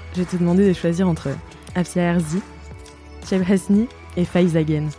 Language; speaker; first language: French; native; French